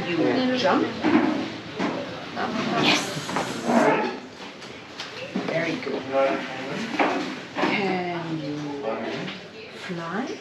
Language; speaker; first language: English; non-native, learner; Turkish